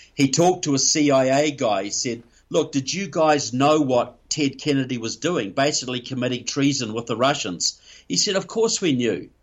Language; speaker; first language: English; native; English